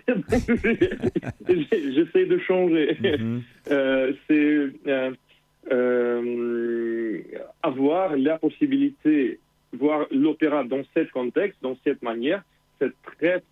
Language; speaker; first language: French; non-native, fluent; Russian